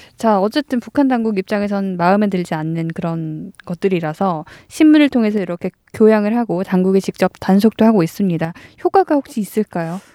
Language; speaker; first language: Korean; native; Korean